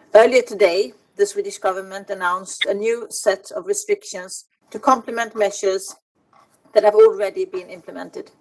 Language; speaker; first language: English; non-native, fluent; Swedish